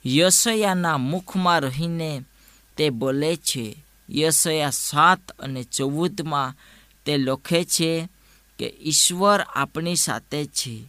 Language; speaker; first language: Gujarati; non-native, local second language; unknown